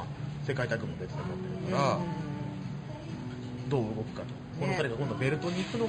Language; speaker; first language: Japanese; native; Japanese